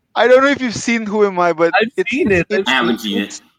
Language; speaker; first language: English; non-native, local second language; Filipino